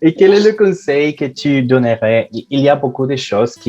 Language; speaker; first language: French; non-native, fluent; Spanish